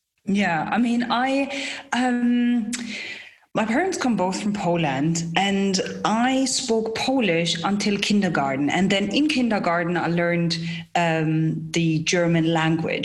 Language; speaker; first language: English; non-native, fluent; German